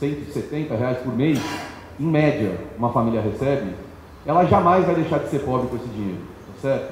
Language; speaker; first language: Portuguese; native; Portuguese